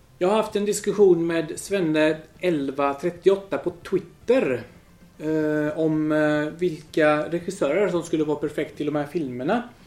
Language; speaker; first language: Swedish; early bilingual, other home language; Spanish